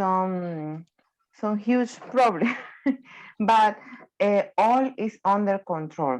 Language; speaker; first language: English; non-native, learner; Spanish